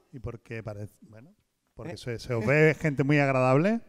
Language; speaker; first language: Spanish; native; Spanish